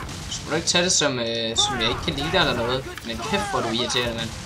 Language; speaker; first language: Danish; native; Danish